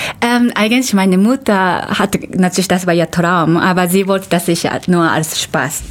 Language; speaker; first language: German; non-native, fluent; Japanese